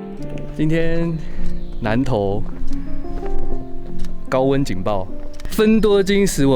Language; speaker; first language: Chinese; native; Chinese